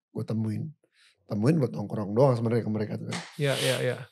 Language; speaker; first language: Indonesian; native; Indonesian